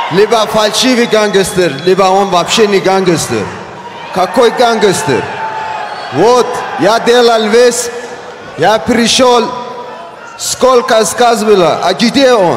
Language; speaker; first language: Russian; non-native, learner; Persian